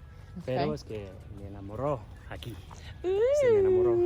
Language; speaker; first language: Spanish; non-native, fluent; English